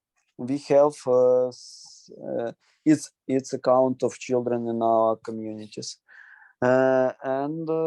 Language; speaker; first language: English; non-native, learner; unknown